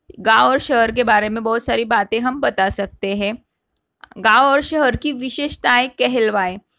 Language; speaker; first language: Hindi; non-native, local second language; Marathi